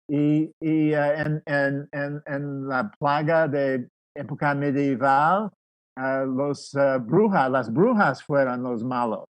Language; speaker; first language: Spanish; non-native, fluent; English